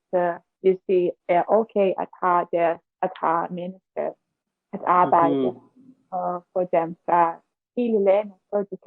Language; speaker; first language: Danish; non-native, learner; Russian